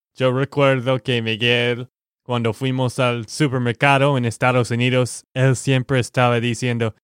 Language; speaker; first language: Spanish; non-native, fluent; English